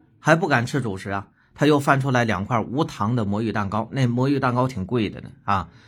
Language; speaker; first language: Chinese; native; Chinese